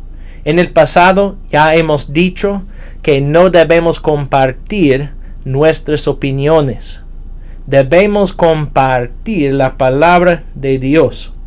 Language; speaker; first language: Spanish; non-native, fluent; English